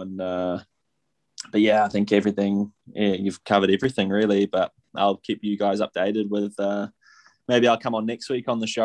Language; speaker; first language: English; native; English